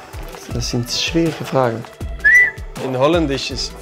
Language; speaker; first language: German; non-native, learner; Dutch